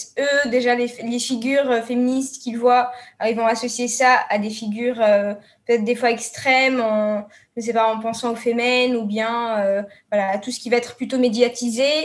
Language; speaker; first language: French; non-native, local second language; Arabic